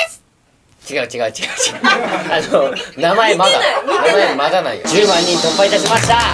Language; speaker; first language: Japanese; native; Japanese